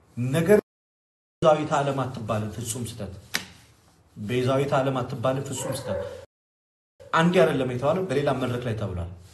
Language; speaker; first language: Amharic; non-native, local second language; Oromo